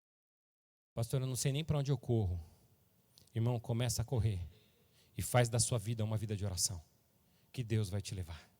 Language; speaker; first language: Portuguese; native; Portuguese